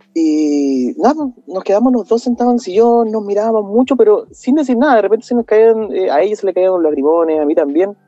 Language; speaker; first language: Spanish; native; Spanish